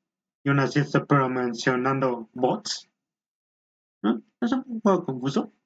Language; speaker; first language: Spanish; native; Spanish